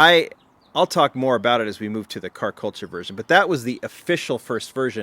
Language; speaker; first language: English; native; English